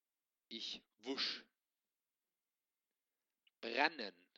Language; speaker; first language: German; non-native, local second language; Luxembourgish